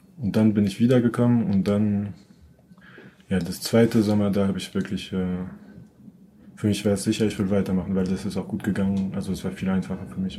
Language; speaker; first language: German; non-native, fluent; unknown